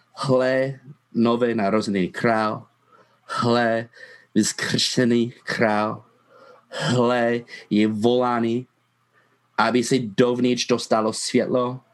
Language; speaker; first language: Czech; non-native, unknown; English